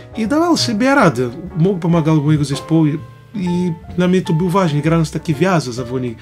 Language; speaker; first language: Polish; non-native, learner; Portuguese